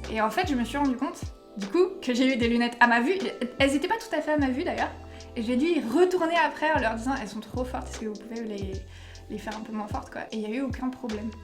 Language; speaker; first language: French; native; French